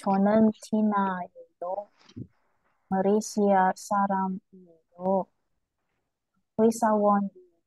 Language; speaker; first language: Korean; non-native, learner; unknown